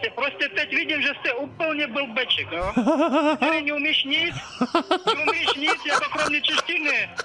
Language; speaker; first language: Czech; non-native, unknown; Ukrainian